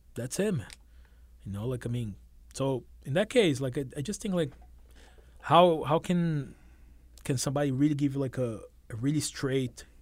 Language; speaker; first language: English; non-native, fluent; Portuguese